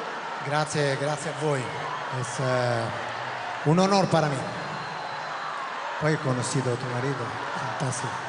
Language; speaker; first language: Spanish; non-native, learner; Italian